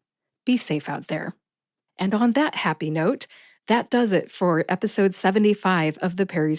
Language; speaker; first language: English; native; English